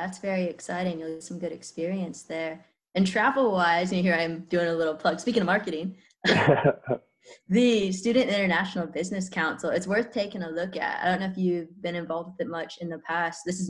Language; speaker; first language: English; native; English